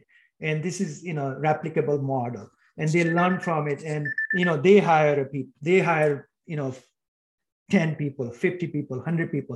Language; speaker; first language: English; non-native, local second language; Gujarati